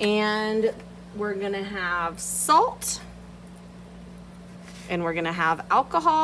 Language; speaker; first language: English; native; English